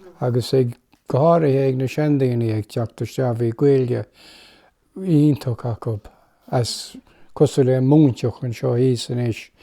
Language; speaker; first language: Irish; non-native, local second language; English